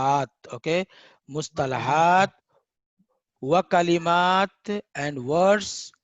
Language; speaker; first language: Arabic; non-native, fluent; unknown